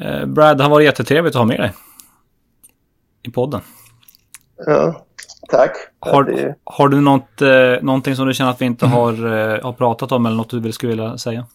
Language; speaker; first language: Swedish; non-native, fluent; English